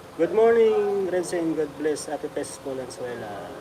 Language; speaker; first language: Filipino; native; Filipino